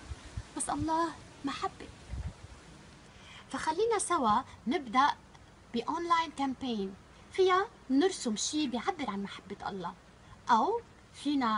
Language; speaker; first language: Arabic; native; Arabic